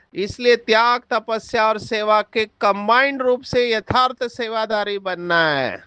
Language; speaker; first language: Hindi; non-native, local second language; Marathi